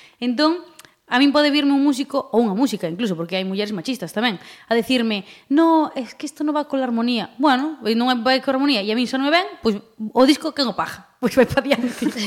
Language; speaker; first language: Galician; native; Galician